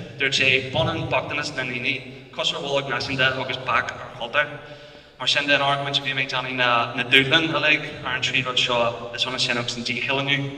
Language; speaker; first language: Irish; non-native, local second language; English